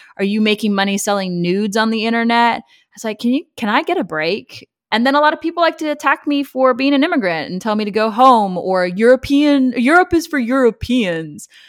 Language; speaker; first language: English; native; English